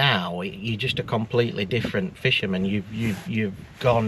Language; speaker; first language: English; native; English